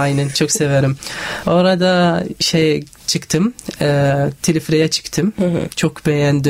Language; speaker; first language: Turkish; non-native, learner; Arabic